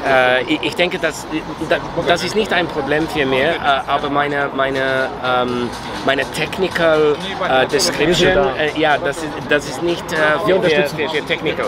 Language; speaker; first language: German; non-native, learner; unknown